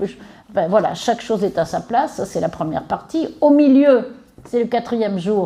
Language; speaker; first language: French; native; French